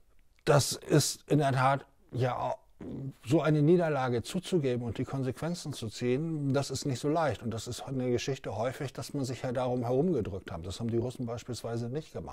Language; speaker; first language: German; native; German